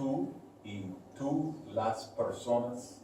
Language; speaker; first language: Spanish; non-native, learner; English